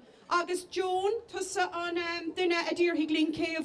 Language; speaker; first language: Irish; native; Irish